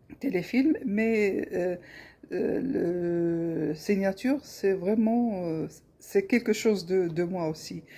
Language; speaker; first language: French; non-native, local second language; Arabic